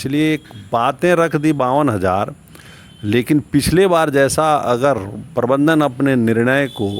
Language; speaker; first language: Hindi; native; Hindi